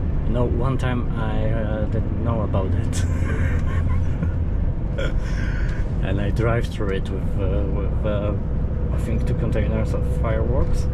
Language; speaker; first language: English; non-native, fluent; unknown